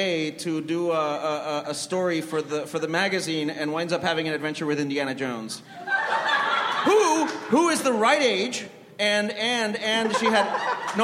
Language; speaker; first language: English; non-native, fluent; Spanish